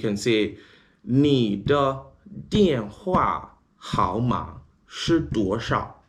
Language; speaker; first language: Chinese; non-native, learner; English